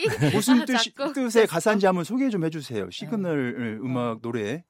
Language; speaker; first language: Korean; native; Korean